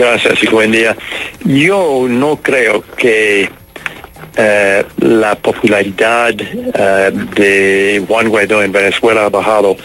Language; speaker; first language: Spanish; non-native, fluent; English